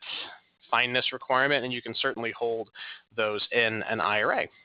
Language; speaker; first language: English; native; English